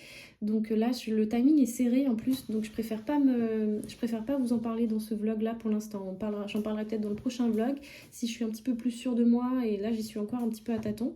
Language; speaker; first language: French; native; French